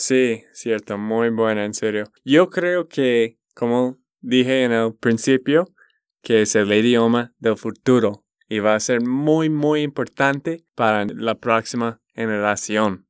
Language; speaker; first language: Spanish; non-native, learner; English